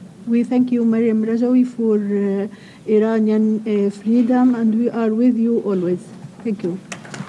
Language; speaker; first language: English; non-native, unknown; Arabic